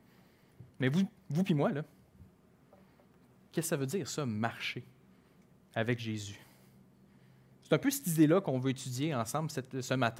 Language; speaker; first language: French; native; French